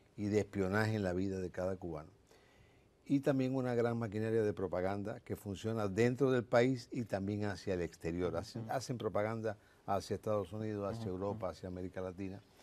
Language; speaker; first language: Spanish; native; Spanish